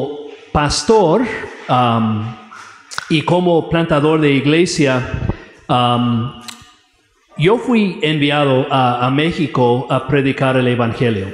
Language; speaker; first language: Spanish; non-native, fluent; English